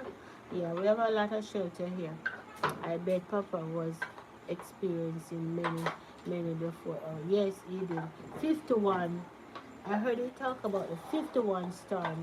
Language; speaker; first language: English; non-native, local second language; Jamaican Creole English